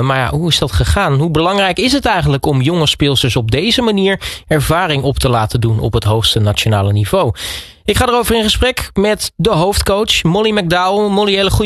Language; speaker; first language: Dutch; native; Dutch